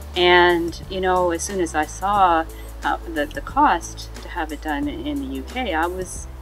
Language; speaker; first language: English; native; English